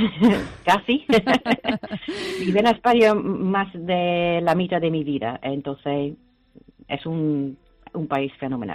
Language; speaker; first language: Spanish; non-native, learner; English